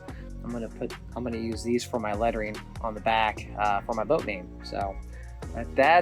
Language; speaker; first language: English; native; English